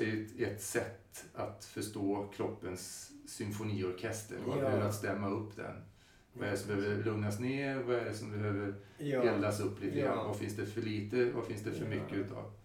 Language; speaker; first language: Swedish; native; Swedish